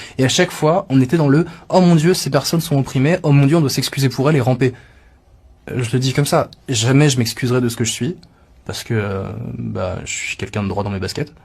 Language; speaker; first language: French; native; French